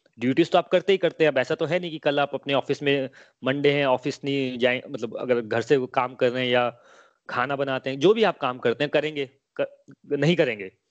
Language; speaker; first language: Hindi; native; Hindi